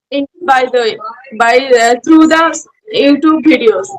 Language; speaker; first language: English; non-native, learner; Bangla